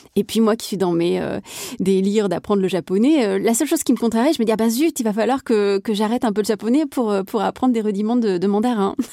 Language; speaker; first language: French; native; French